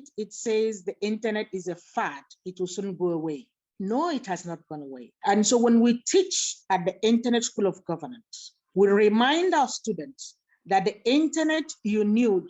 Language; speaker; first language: English; non-native, local second language; Igbo